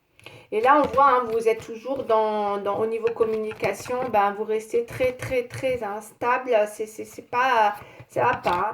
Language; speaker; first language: French; native; French